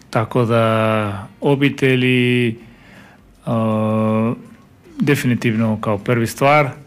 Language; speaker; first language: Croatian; non-native, learner; Spanish